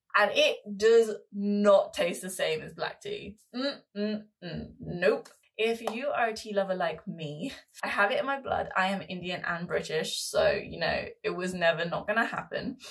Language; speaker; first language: English; native; English